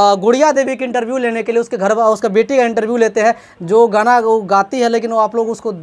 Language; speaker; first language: Hindi; native; Hindi